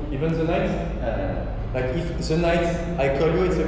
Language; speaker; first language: English; non-native, learner; French